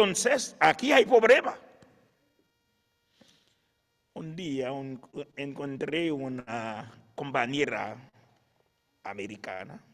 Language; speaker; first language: Spanish; non-native, fluent; Haitian Creole